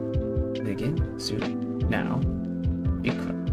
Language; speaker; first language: German; non-native, learner; English